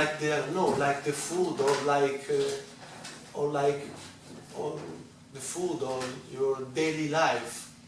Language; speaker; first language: English; non-native, learner; Italian